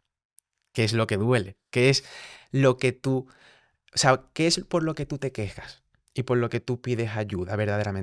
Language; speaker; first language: Spanish; native; Spanish